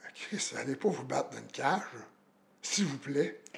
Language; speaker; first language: French; native; French